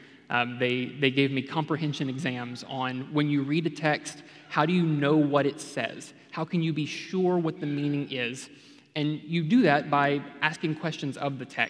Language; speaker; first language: English; native; English